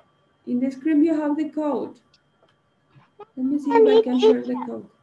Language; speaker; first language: English; non-native, learner; Spanish